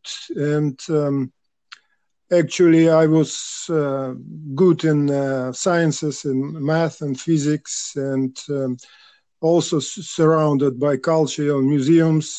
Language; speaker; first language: English; non-native, fluent; Russian